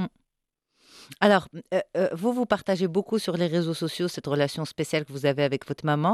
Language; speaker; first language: French; non-native, local second language; Arabic